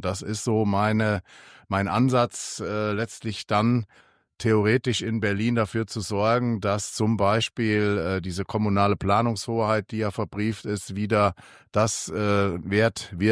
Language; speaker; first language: German; native; German